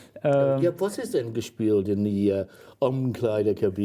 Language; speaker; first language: German; non-native, fluent; English